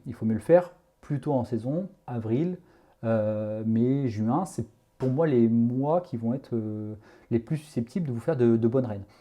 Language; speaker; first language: French; native; French